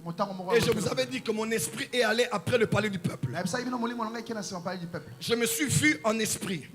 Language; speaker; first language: French; non-native, local second language; Lingala